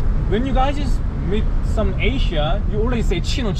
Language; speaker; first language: English; non-native, learner; Korean